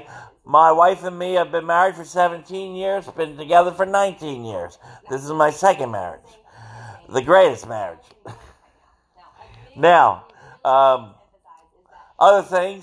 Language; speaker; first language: English; native; English